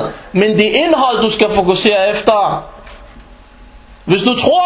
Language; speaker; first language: Danish; non-native, fluent; Arabic